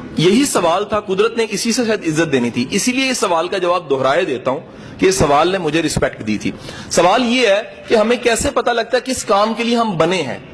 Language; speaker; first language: Urdu; non-native, local second language; Punjabi